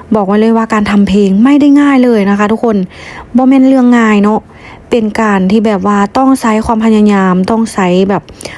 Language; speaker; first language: Thai; non-native, fluent; Lao